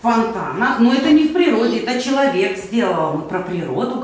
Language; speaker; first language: Russian; native; Russian